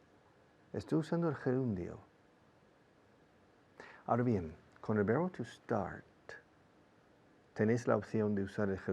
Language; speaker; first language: Spanish; non-native, fluent; English